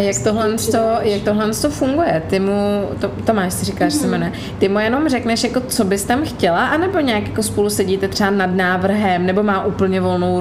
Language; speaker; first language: Czech; native; Czech